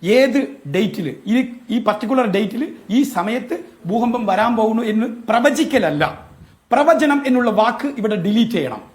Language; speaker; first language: Malayalam; non-native, local second language; Tamil